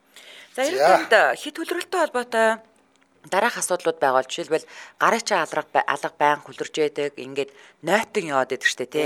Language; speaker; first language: Mongolian; native; Mongolian